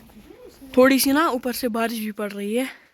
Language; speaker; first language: Hindi; non-native, local second language; Kashmiri